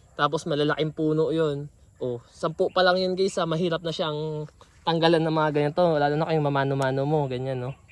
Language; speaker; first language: Filipino; native; Filipino